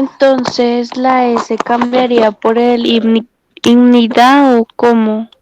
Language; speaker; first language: Spanish; non-native, learner; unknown